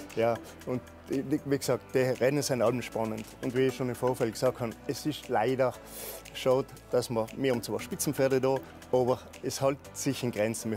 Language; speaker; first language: German; native; German